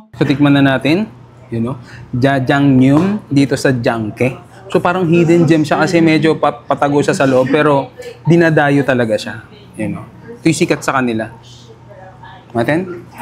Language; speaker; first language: Filipino; native; Filipino